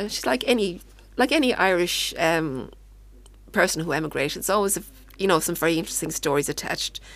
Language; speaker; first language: English; native; English